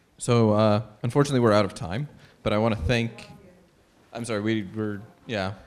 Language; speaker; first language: English; native; English